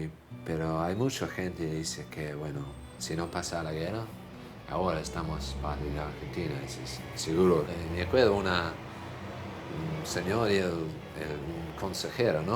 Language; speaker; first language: Spanish; non-native, fluent; English